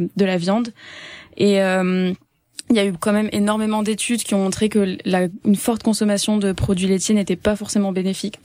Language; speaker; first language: French; native; French